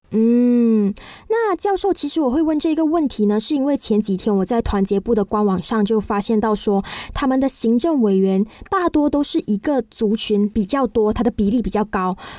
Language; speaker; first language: Chinese; native; Chinese